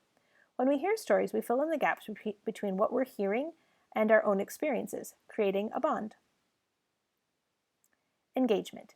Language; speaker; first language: English; native; English